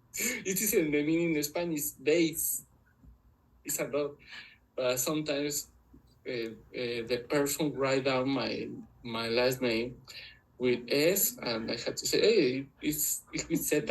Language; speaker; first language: English; non-native, learner; Spanish